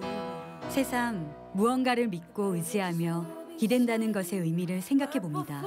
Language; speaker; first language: Korean; native; Korean